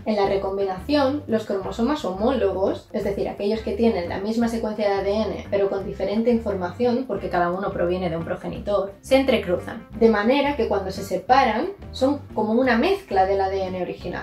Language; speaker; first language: Spanish; native; Spanish